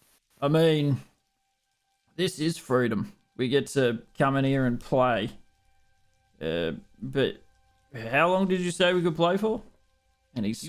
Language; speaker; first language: English; native; English